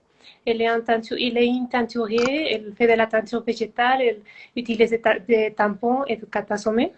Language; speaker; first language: French; non-native, fluent; Spanish